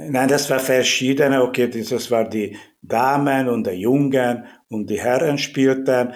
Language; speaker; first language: German; non-native, learner; Hungarian